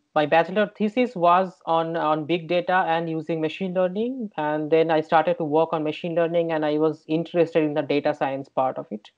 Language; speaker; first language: English; non-native, local second language; Bangla